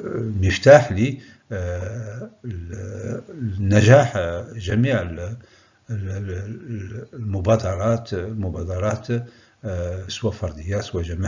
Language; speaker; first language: Arabic; native; Arabic